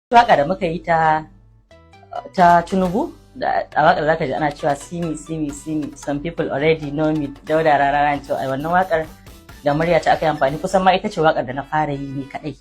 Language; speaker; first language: Hausa; non-native, local second language; Fula